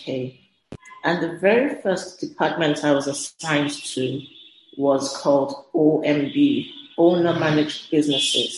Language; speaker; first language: English; non-native, local second language; Yoruba